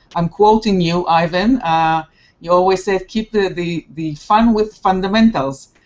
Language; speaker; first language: English; non-native, fluent; Hebrew